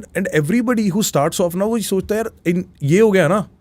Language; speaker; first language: Hindi; non-native, local second language; Punjabi